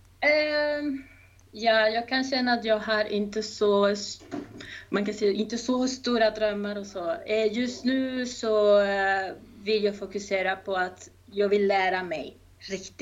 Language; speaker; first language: Swedish; non-native, fluent; Spanish